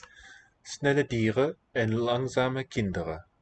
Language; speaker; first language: Dutch; non-native, learner; English